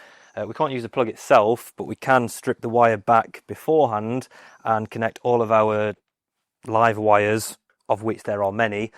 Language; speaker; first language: English; native; English